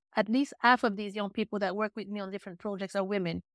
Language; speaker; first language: English; native; English